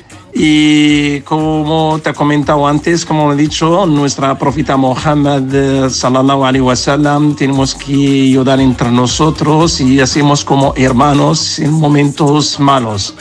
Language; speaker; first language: Spanish; non-native, learner; Arabic